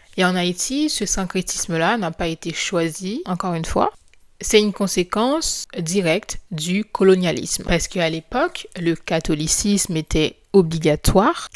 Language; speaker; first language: French; non-native, local second language; Haitian Creole